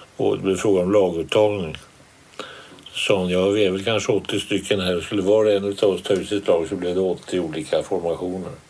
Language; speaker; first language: Swedish; native; Swedish